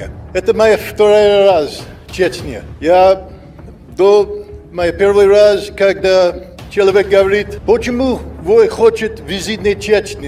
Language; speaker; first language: Russian; non-native, learner; English